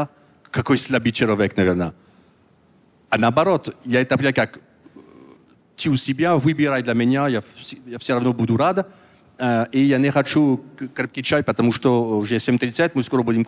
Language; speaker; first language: Russian; non-native, learner; French